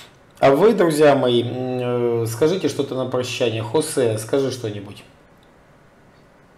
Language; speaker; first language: Russian; native; Russian